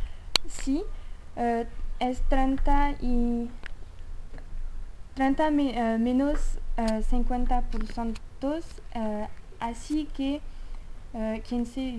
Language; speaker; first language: Spanish; non-native, learner; French